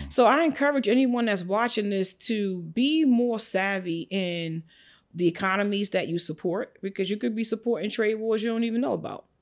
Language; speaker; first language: English; native; English